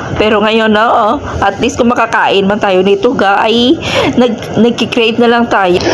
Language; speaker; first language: Filipino; non-native, local second language; Hiligaynon